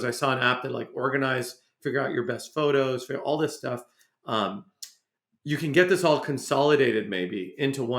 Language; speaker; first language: English; native; English